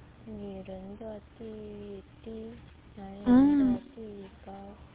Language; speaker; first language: Chinese; non-native, learner; Korean